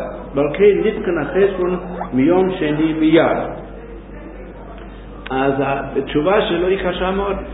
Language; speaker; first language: Hebrew; non-native, fluent; English